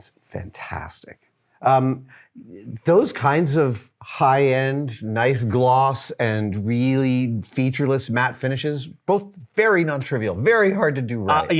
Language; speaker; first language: English; native; English